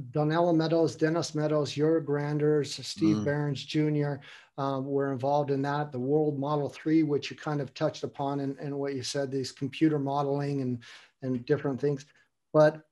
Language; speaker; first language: English; native; English